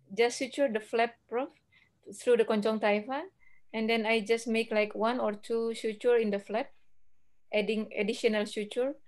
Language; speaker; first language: English; non-native, fluent; Indonesian